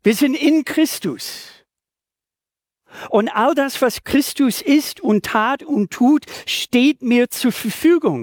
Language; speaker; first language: German; native; German